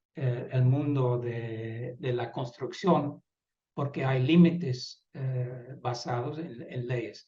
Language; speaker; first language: Spanish; non-native, fluent; Dutch